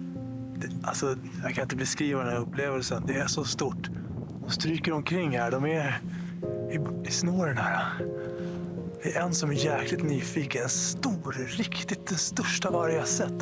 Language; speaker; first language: Swedish; native; Swedish